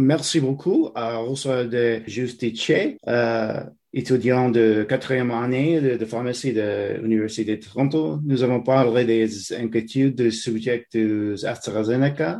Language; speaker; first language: French; non-native, learner; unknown